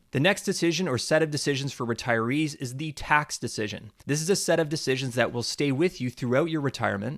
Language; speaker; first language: English; native; English